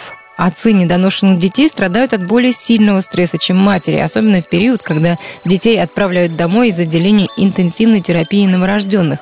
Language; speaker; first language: Russian; native; Russian